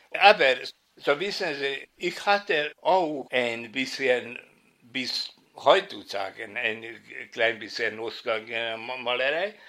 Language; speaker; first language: German; non-native, fluent; Hungarian